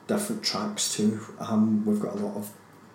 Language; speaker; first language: English; native; English